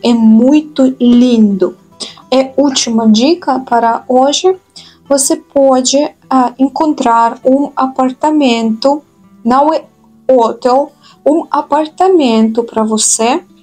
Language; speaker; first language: Portuguese; non-native, fluent; Russian